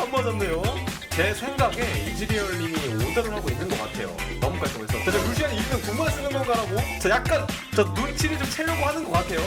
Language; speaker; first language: Korean; native; Korean